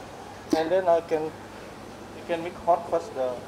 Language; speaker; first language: English; non-native, learner; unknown